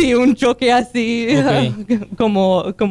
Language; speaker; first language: Spanish; non-native, learner; English